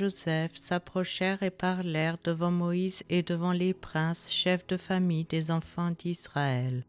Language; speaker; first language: French; native; French